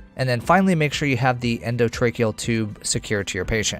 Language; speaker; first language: English; native; English